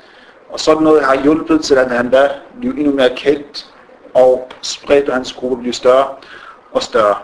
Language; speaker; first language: Danish; non-native, fluent; Arabic